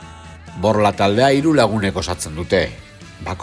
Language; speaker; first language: Basque; native; Basque